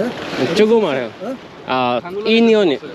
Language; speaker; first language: Korean; non-native, learner; Bangla